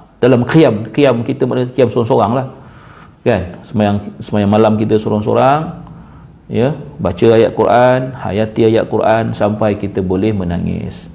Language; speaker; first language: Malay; native; Malay